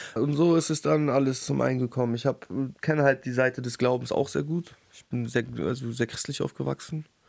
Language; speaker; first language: German; early bilingual, other home language; Russian